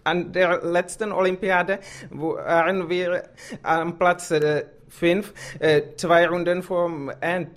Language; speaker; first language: German; non-native, fluent; Czech